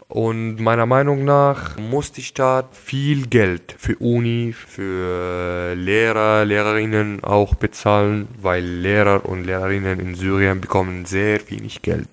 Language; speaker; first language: German; non-native, local second language; Arabic